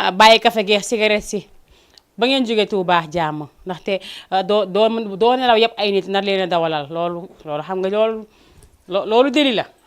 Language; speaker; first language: Wolof; native; Wolof